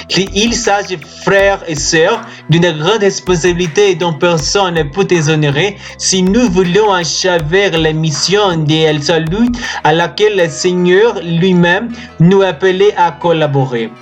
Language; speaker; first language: French; non-native, learner; Spanish